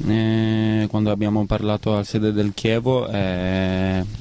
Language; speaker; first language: Italian; non-native, fluent; Polish